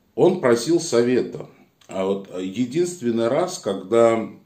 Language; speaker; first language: Russian; native; Russian